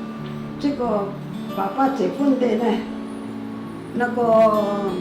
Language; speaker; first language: Chinese; non-native, local second language; Amis